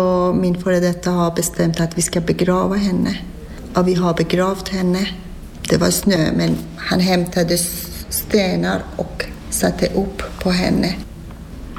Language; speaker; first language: Swedish; non-native, fluent; Persian